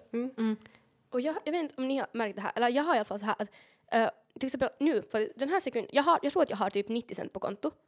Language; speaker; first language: Swedish; native; Swedish